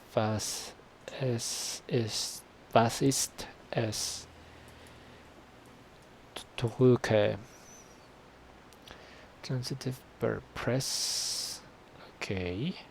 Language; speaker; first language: German; non-native, learner; Spanish